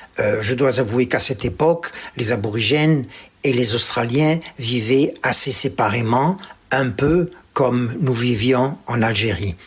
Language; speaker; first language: French; native; French